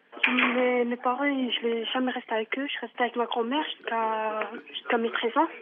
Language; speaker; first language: French; non-native, fluent; Arabic